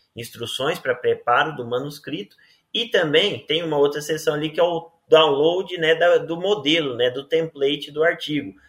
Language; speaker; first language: Portuguese; native; Portuguese